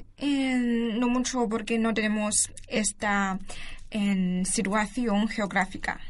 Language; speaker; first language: Spanish; non-native, learner; Chinese